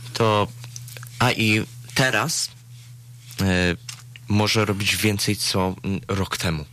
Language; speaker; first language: Polish; early bilingual, heritage; Polish